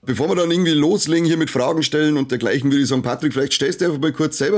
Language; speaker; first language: German; native; German